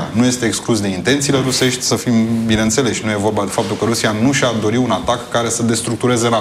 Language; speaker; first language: Romanian; native; Romanian